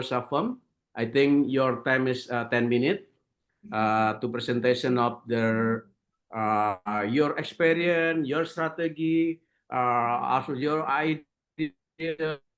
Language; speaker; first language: English; non-native, learner; Indonesian